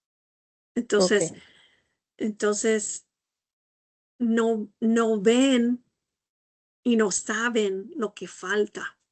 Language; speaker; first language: Spanish; non-native, fluent; English